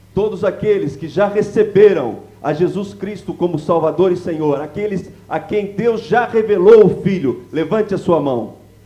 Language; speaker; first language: Portuguese; native; Portuguese